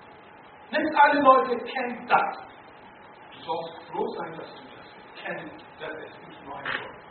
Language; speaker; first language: German; non-native, learner; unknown